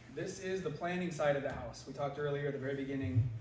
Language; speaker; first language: English; native; English